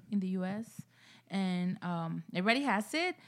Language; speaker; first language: English; early bilingual, other home language; Spanish